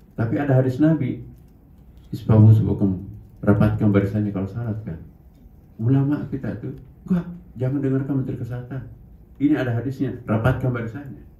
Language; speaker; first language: Indonesian; non-native, local second language; Buginese